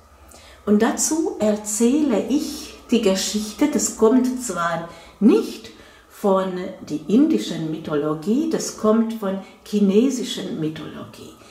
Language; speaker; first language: German; non-native, fluent; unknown